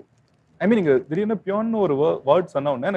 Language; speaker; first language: Tamil; native; Tamil